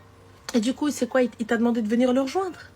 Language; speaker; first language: French; native; French